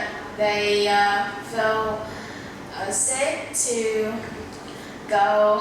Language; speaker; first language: English; non-native, learner; Vietnamese